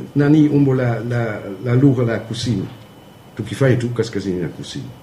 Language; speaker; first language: Swahili; non-native, fluent; German